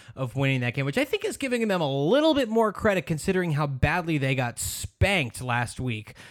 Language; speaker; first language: English; native; English